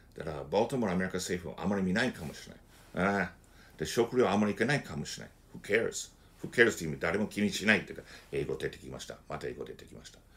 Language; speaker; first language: Japanese; non-native, fluent; English